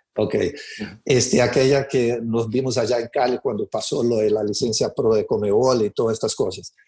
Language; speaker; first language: Spanish; native; Spanish